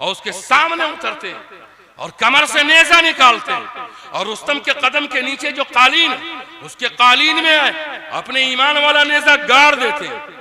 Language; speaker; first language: Urdu; native; Urdu